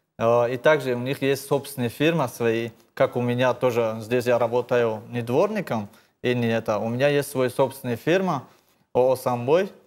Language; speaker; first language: Russian; non-native, learner; Tajik